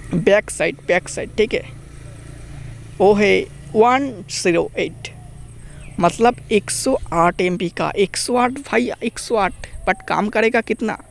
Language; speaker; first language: Hindi; non-native, local second language; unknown